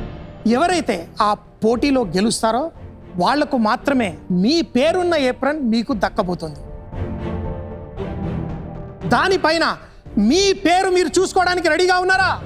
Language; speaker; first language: Telugu; native; Telugu